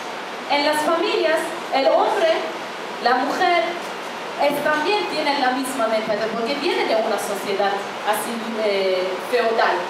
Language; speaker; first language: Spanish; non-native, fluent; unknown